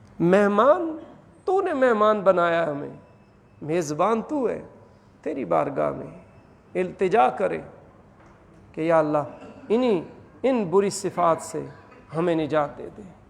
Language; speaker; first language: Urdu; native; Urdu